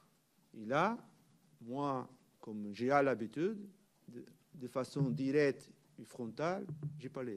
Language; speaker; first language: French; non-native, learner; Portuguese